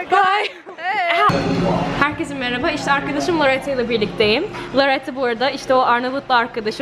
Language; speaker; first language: Turkish; early bilingual, heritage; Turkish